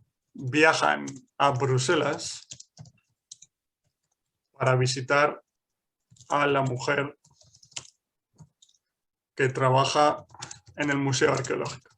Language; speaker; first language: Spanish; non-native, fluent; English